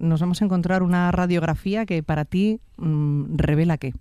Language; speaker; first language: Spanish; native; Spanish